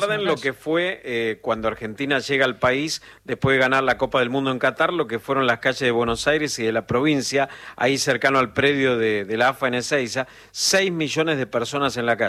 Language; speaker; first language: Spanish; native; Spanish